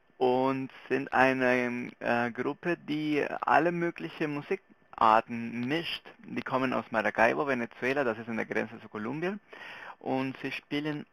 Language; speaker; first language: German; non-native, local second language; Spanish